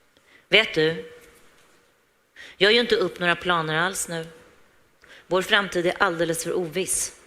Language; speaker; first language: Swedish; native; Swedish